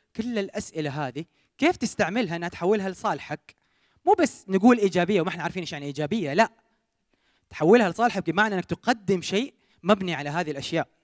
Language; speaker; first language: Arabic; native; Arabic